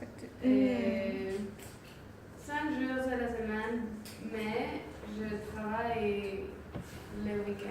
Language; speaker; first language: French; non-native, learner; Spanish